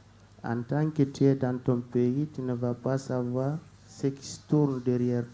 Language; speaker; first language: French; non-native, learner; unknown